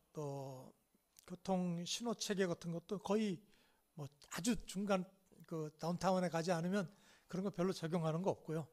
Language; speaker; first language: Korean; native; Korean